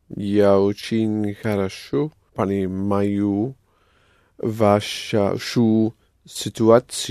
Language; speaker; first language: Russian; non-native, learner; English